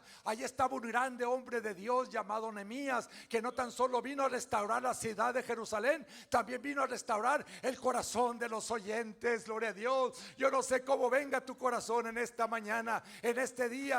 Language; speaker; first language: Spanish; native; Spanish